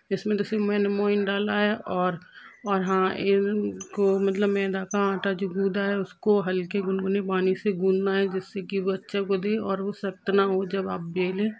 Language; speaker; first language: Hindi; native; Hindi